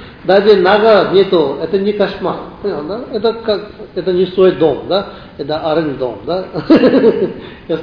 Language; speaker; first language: Russian; non-native, learner; Tibetan